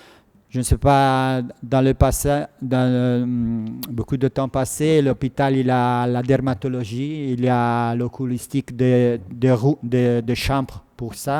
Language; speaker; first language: French; non-native, fluent; Italian